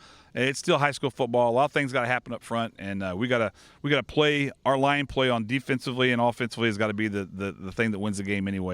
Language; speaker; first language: English; native; English